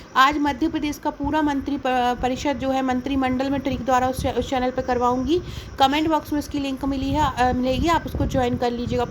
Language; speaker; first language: Hindi; native; Hindi